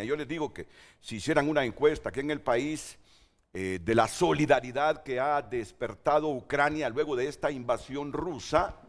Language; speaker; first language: Spanish; native; Spanish